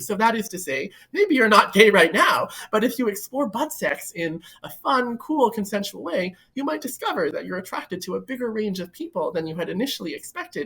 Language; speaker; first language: English; native; English